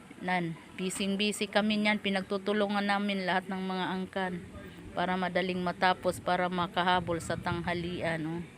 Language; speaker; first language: Filipino; non-native, local second language; Cebuano